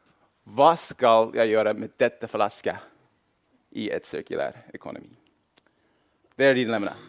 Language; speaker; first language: Norwegian; non-native, fluent; English